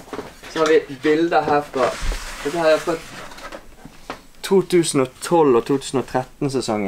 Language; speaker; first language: Norwegian; native; Norwegian